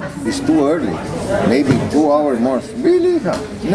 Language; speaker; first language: English; non-native, learner; Portuguese